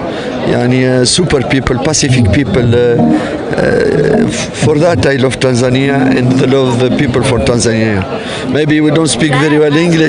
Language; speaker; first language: English; non-native, learner; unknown